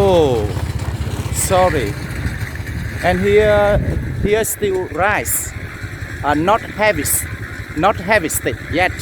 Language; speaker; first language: English; non-native, learner; Vietnamese